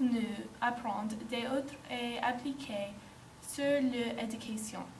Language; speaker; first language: French; non-native, learner; English